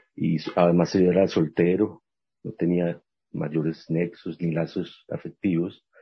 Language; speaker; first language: Spanish; native; Spanish